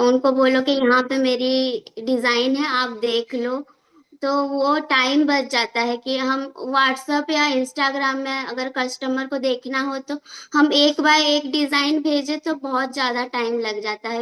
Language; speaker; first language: Hindi; non-native, local second language; Odia